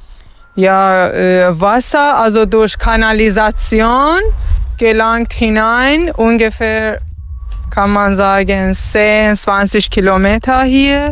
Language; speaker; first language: German; non-native, learner; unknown